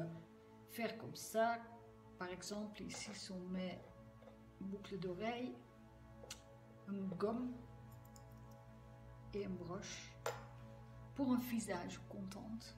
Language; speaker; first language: French; non-native, fluent; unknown